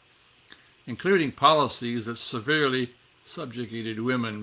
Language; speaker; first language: English; native; English